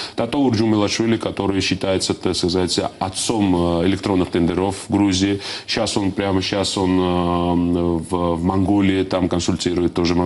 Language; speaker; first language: Russian; non-native, local second language; Georgian